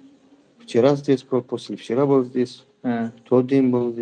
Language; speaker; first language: Russian; non-native, learner; Tajik